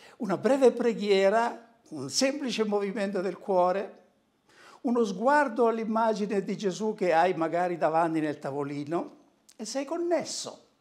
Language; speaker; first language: Italian; native; Italian